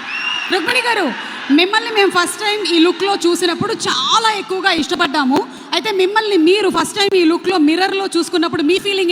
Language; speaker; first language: Telugu; native; Telugu